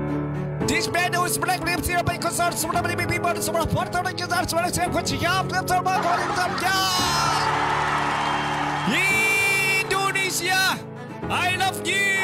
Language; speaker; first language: English; non-native, learner; Chinese